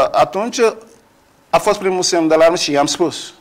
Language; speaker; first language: Romanian; non-native, fluent; Kabuverdianu